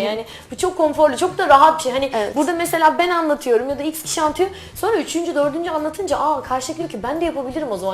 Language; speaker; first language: Turkish; native; Turkish